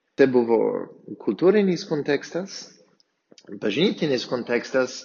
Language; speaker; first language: Lithuanian; non-native, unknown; English